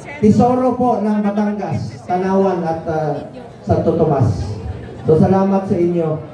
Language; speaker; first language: Filipino; non-native, local second language; Cebuano